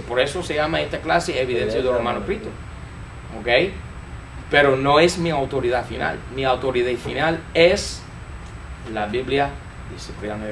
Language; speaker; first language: Spanish; non-native, fluent; English